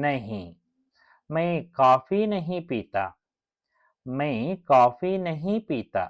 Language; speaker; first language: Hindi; non-native, local second language; Telugu